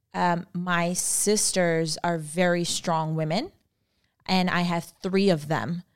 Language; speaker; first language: English; non-native, local second language; Urdu